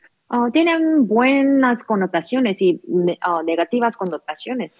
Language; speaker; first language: Spanish; non-native, learner; Korean